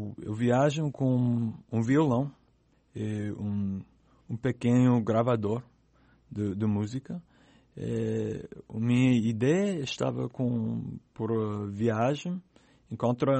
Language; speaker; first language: Portuguese; non-native, learner; English